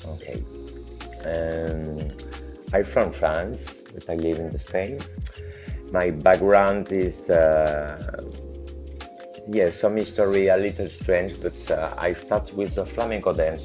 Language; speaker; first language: English; non-native, learner; French